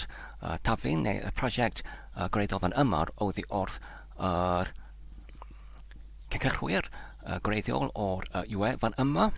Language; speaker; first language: Welsh; non-native, learner; Polish